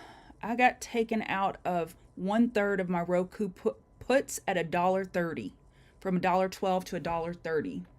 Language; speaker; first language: English; native; English